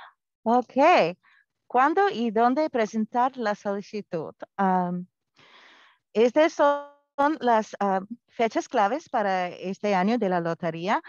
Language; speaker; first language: Spanish; non-native, fluent; English